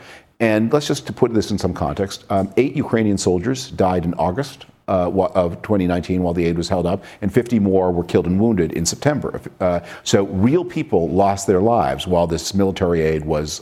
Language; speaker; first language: English; native; English